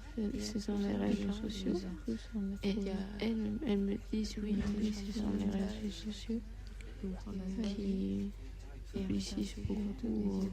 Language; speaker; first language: French; non-native, fluent; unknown